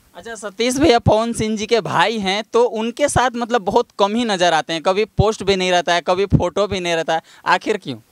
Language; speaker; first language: Hindi; non-native, local second language; Bhojpuri